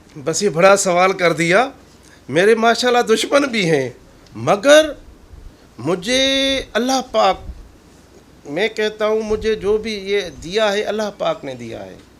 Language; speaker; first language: Urdu; non-native, local second language; Sindhi